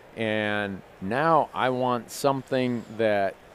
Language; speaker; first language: English; native; English